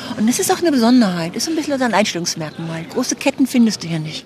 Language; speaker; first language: German; native; German